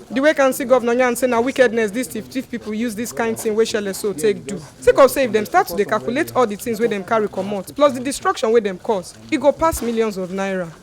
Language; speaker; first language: Nigerian Pidgin; native; Nigerian Pidgin